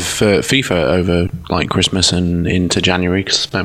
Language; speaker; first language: English; native; English